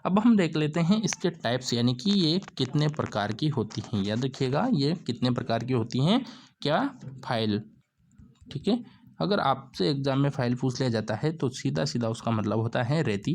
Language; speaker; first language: Hindi; native; Hindi